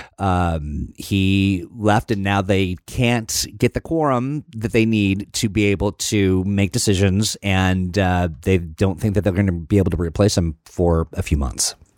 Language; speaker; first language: English; native; English